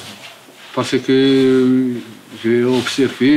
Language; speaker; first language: French; non-native, local second language; Malagasy